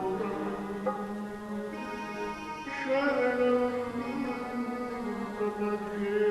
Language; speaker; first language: Hindi; native; Hindi